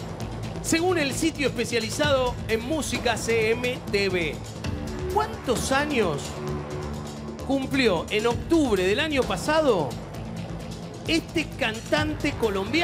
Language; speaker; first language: Spanish; native; Spanish